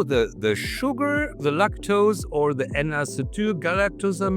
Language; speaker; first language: English; non-native, fluent; German